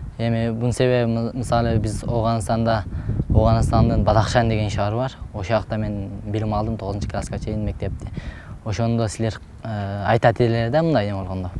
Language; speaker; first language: Kyrgyz; early bilingual, heritage; Kyrgyz